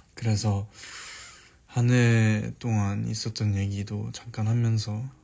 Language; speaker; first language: Korean; native; Korean